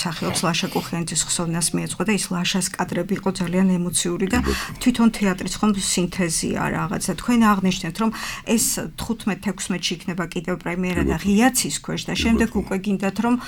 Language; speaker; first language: Georgian; native; Georgian